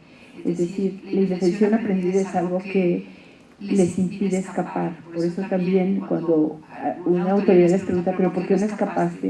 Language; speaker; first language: Spanish; native; Spanish